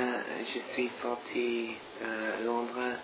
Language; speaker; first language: French; non-native, learner; English